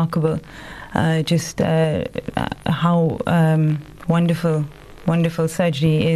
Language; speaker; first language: English; native; English